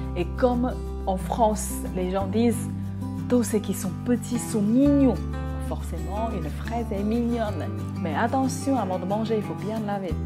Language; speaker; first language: French; non-native, fluent; Chinese